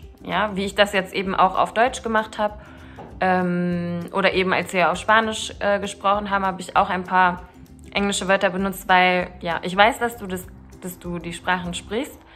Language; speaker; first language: German; early bilingual, other home language; Turkish